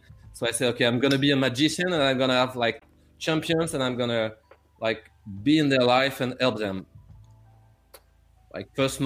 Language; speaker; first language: English; non-native, fluent; French